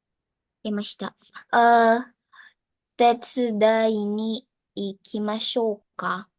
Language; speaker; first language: Japanese; non-native, learner; Indonesian